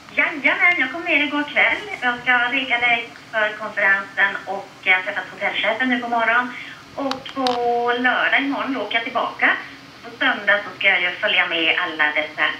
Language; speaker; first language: Swedish; native; Swedish